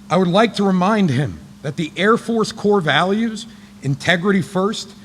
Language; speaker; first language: English; native; English